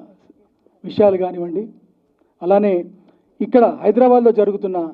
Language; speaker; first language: Telugu; native; Telugu